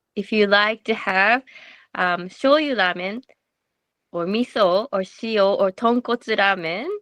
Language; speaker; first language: English; non-native, learner; Japanese